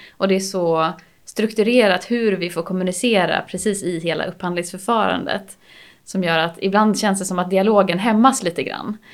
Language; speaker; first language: Swedish; native; Swedish